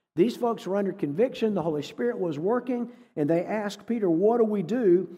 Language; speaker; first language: English; native; English